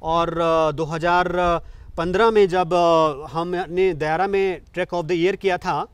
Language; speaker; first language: Hindi; native; Hindi